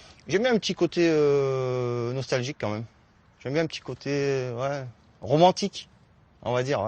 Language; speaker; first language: French; native; French